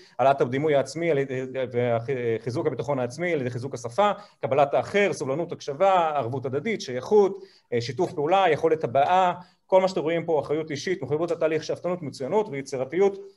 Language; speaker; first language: Hebrew; non-native, local second language; Arabic